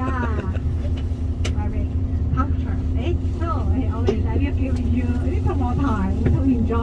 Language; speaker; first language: English; non-native, learner; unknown